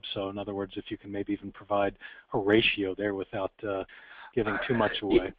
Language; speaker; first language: English; native; English